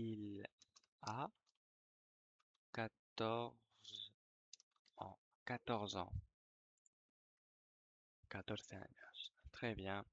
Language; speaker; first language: French; non-native, fluent; Spanish